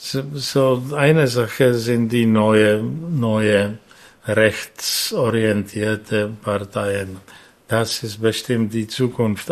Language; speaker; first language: German; non-native, fluent; Czech